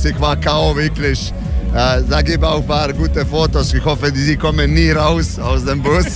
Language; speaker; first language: German; non-native, learner; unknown